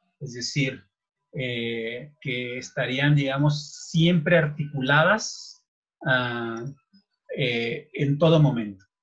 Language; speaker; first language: Spanish; native; Spanish